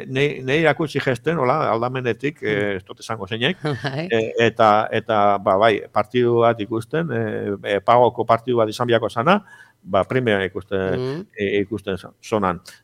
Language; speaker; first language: Basque; native; Basque